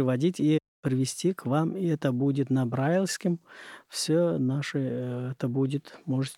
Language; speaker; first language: Russian; non-native, learner; Uzbek